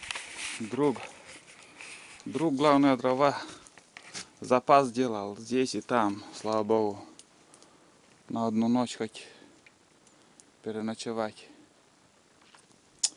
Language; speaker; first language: Russian; native; Russian